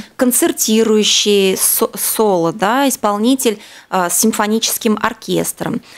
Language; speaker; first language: Russian; native; Russian